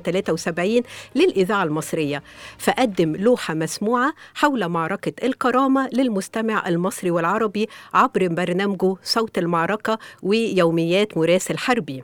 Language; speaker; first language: Arabic; native; Arabic